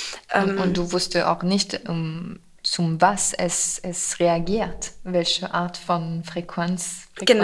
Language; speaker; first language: German; non-native, fluent; French